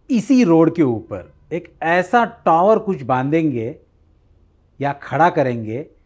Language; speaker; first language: Hindi; non-native, local second language; Marathi